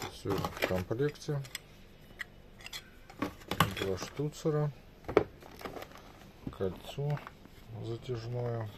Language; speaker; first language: Russian; native; Russian